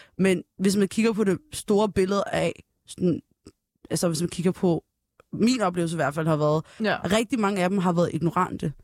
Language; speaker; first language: Danish; early bilingual, other home language; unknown